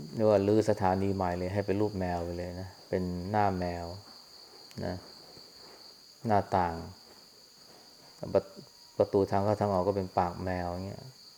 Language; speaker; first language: Thai; native; Thai